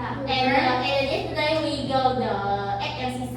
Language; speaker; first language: English; non-native, learner; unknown